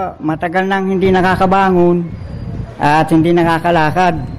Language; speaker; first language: Filipino; native; Filipino